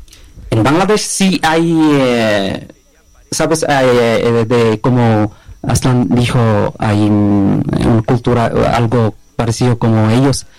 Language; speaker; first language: Spanish; non-native, learner; Bangla